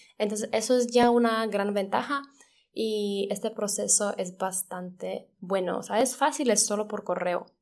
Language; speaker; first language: Spanish; non-native, fluent; Polish